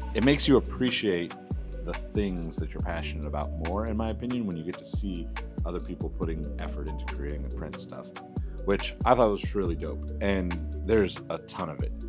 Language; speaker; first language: English; native; English